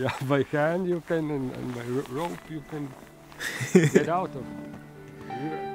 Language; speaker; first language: English; non-native, learner; Latvian